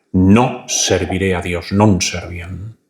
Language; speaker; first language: Spanish; native; Spanish